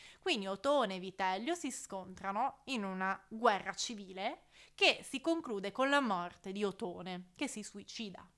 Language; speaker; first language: Italian; native; Italian